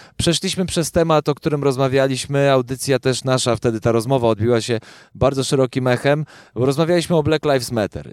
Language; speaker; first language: Polish; native; Polish